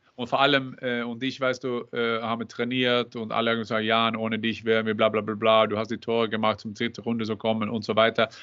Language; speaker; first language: German; non-native, fluent; Norwegian